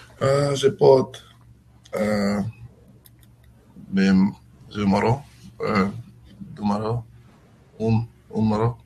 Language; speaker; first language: French; non-native, learner; English